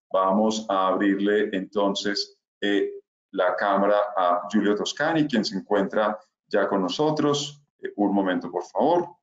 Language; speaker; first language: Spanish; native; Spanish